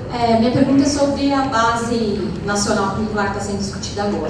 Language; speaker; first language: Portuguese; native; Portuguese